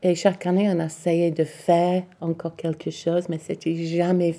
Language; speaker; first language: French; non-native, learner; English